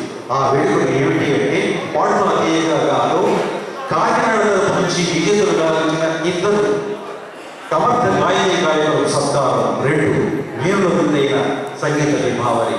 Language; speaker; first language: Telugu; native; Telugu